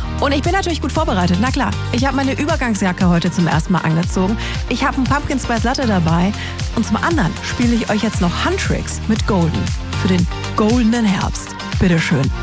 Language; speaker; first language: German; native; German